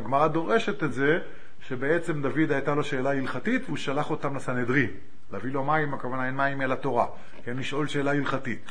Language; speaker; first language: Hebrew; native; Hebrew